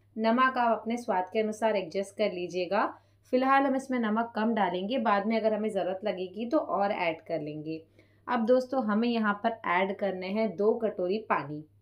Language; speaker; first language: Hindi; non-native, local second language; Punjabi